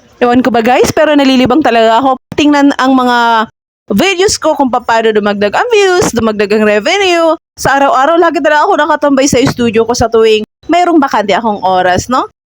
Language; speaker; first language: Filipino; non-native, local second language; Iloko